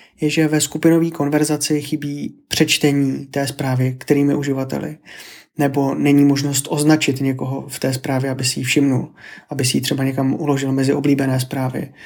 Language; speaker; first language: Czech; native; Czech